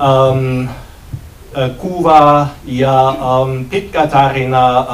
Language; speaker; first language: Finnish; non-native, learner; German